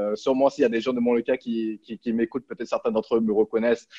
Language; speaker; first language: French; early bilingual, other home language; Cantonese